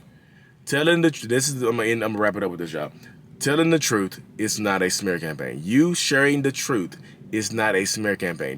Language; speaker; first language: English; native; English